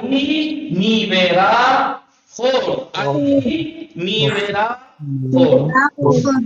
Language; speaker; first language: Persian; non-native, fluent; Urdu